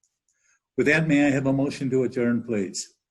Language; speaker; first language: English; native; English